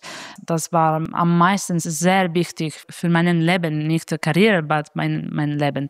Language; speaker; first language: German; non-native, fluent; Italian